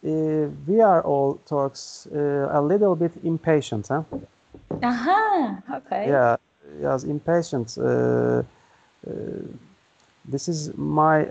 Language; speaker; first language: English; non-native, learner; Turkish